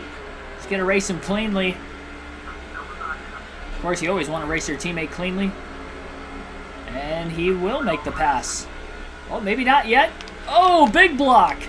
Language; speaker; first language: English; native; English